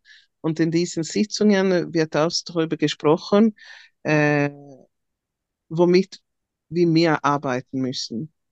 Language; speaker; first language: German; non-native, fluent; Swedish